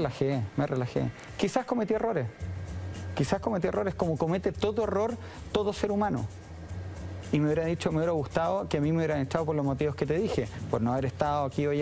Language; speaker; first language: Spanish; native; Spanish